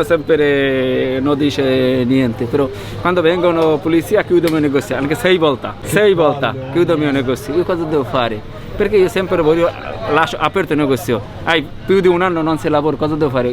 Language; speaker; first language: Italian; non-native, learner; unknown